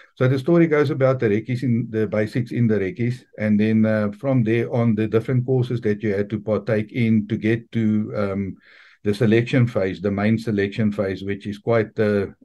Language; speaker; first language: English; non-native, local second language; Afrikaans